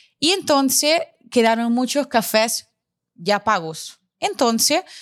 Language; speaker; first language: Spanish; non-native, fluent; Italian